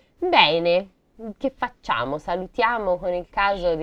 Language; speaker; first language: Italian; native; Italian